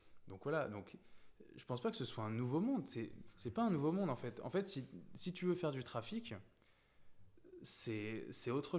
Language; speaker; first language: French; native; French